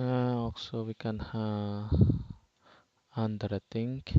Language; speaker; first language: Norwegian; non-native, fluent; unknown